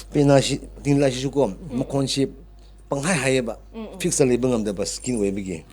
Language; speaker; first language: Manipuri; non-native, local second language; Tangkhul Naga (India)